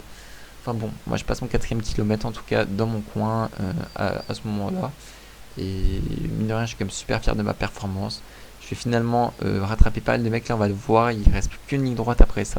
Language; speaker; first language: French; native; French